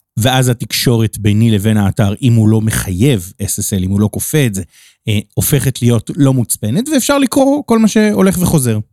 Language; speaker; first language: Hebrew; native; Hebrew